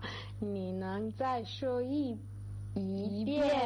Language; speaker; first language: Chinese; non-native, learner; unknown